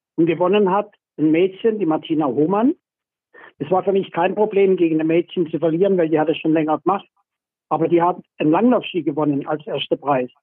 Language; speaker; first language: German; native; German